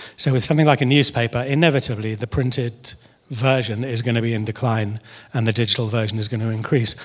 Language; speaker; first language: English; native; English